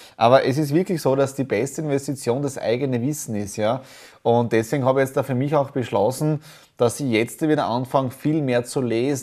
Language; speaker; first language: German; native; German